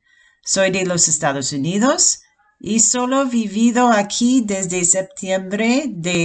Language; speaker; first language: Spanish; non-native, fluent; English